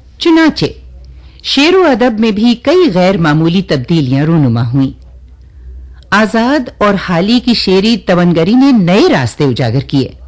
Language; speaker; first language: Urdu; native; Urdu